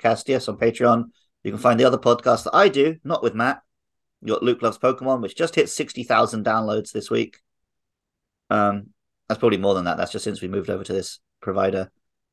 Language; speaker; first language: English; native; English